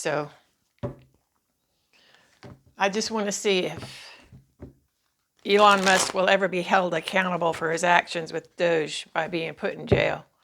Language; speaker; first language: English; native; English